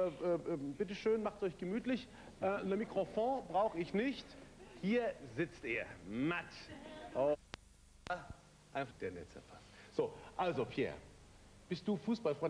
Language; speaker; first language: German; native; German